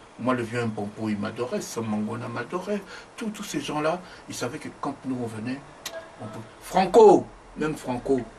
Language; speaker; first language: French; non-native, local second language; Lingala